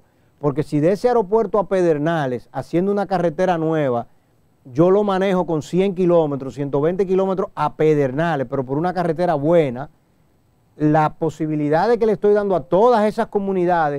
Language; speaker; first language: Spanish; native; Spanish